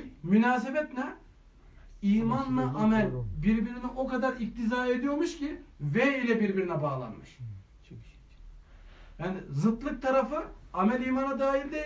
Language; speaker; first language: Turkish; native; Turkish